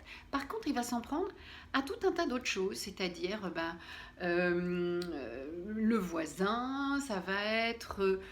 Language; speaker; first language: French; native; French